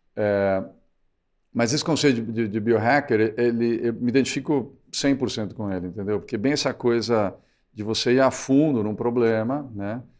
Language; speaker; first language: Portuguese; early bilingual, other home language; Spanish